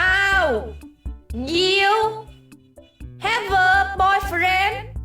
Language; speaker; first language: English; non-native, learner; Vietnamese